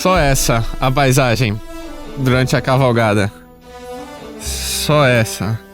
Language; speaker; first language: Portuguese; native; Portuguese